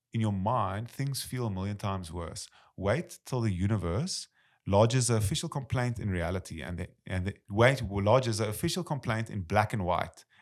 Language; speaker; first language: English; non-native, local second language; Afrikaans